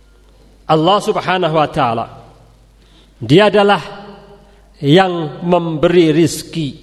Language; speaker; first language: Indonesian; native; Indonesian